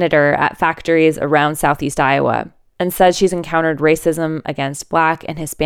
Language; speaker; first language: English; native; English